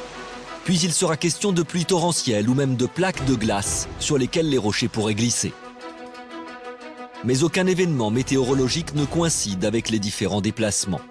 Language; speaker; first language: French; native; French